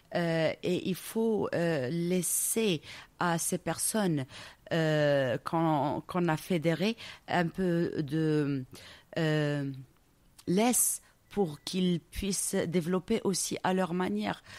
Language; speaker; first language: French; non-native, local second language; Arabic